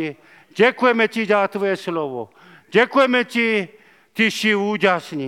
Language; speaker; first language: Czech; non-native, learner; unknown